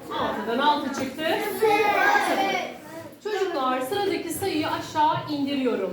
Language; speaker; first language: Turkish; native; Turkish